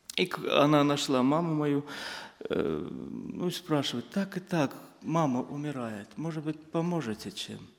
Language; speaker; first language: Russian; non-native, local second language; Azerbaijani